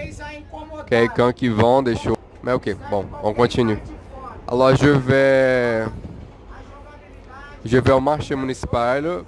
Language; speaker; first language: French; non-native, fluent; Portuguese